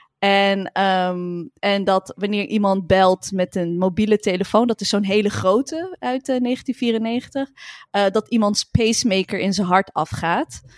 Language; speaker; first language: Dutch; early bilingual, other home language; Arabic